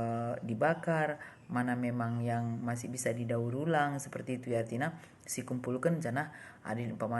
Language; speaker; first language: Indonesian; non-native, local second language; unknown